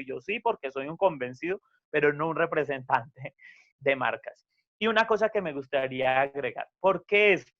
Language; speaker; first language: Spanish; native; Spanish